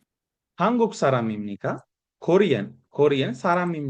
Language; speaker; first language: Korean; non-native, fluent; Sinhala